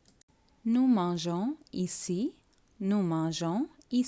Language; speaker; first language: French; non-native, fluent; Tamil